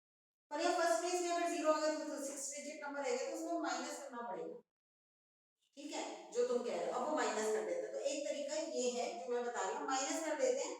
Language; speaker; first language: Hindi; native; Hindi